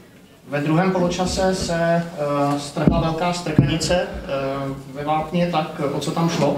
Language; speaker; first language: Czech; native; Czech